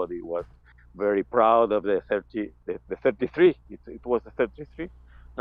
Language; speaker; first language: English; non-native, fluent; Spanish